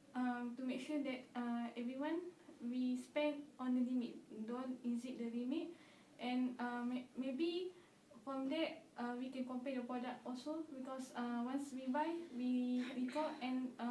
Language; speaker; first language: English; non-native, local second language; Malay